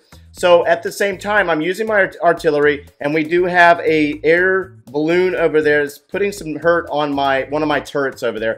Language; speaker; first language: English; native; English